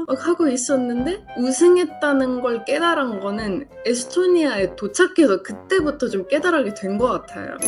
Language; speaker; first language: Korean; non-native, fluent; Estonian